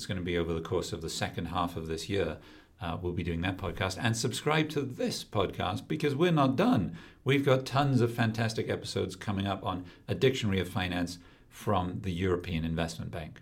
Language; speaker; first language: English; native; English